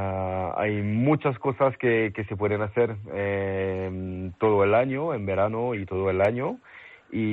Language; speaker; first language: Spanish; non-native, fluent; French